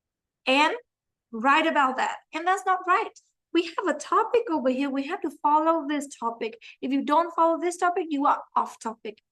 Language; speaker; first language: English; non-native, fluent; Vietnamese